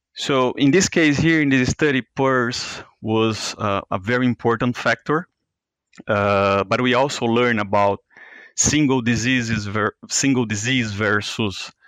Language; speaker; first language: English; non-native, fluent; Portuguese